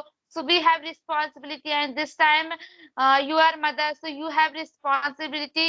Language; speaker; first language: English; non-native, learner; Hindi